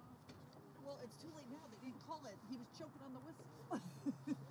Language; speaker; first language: English; native; English